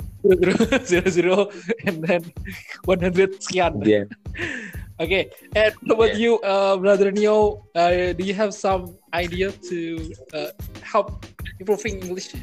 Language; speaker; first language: English; non-native, learner; Indonesian